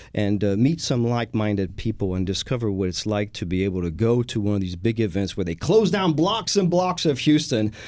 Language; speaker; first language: English; non-native, fluent; French